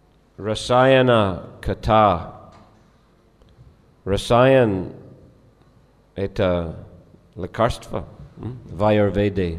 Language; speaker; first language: Russian; non-native, fluent; English